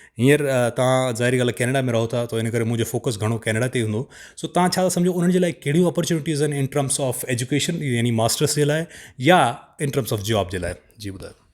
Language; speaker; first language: Sindhi; native; Sindhi